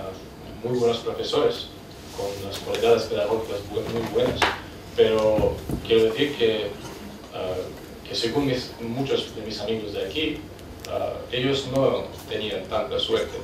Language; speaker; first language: Spanish; non-native, fluent; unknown